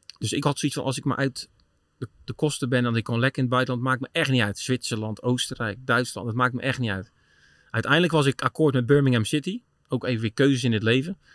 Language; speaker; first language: Dutch; native; Dutch